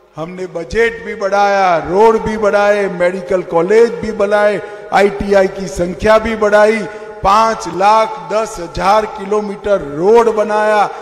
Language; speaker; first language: Hindi; non-native, local second language; Gujarati